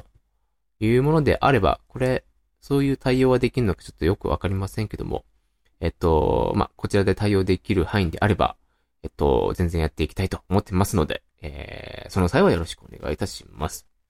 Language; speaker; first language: Japanese; native; Japanese